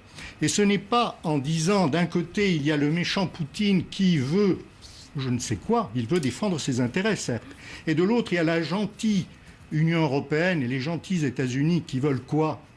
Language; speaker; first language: French; native; French